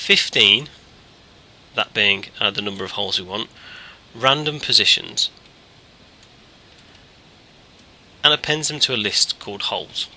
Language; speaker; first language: English; native; English